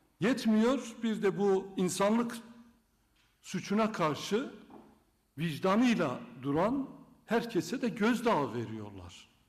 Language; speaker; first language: Turkish; non-native, local second language; Kurdish